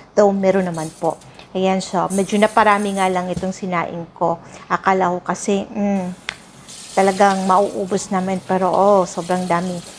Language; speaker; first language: Filipino; non-native, local second language; Cebuano